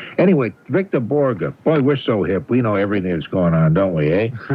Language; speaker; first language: English; native; English